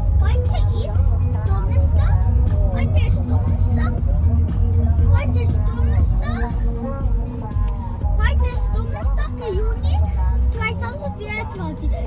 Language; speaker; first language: German; early bilingual, other home language; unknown